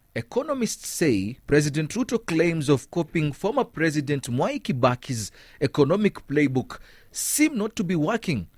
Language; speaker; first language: English; non-native, local second language; Swahili